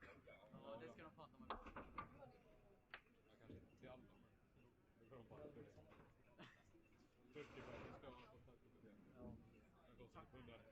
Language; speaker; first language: Swedish; native; Swedish